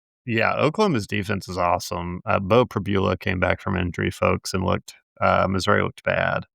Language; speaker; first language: English; native; English